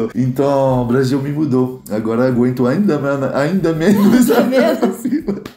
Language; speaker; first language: Portuguese; non-native, fluent; French